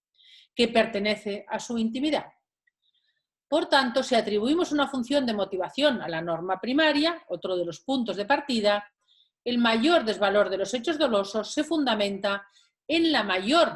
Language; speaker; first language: Spanish; native; Spanish